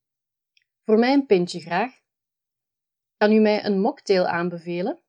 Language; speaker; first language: English; non-native, fluent; Dutch